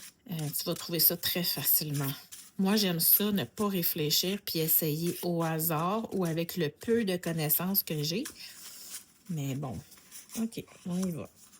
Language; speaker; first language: French; native; French